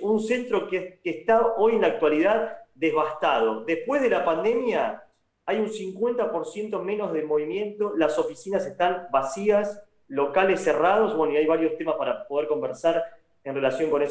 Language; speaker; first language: Spanish; native; Spanish